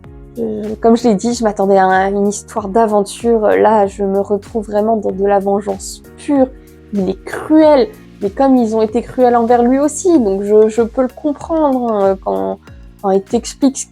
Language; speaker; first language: French; native; French